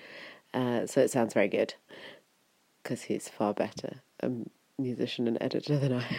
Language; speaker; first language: English; native; English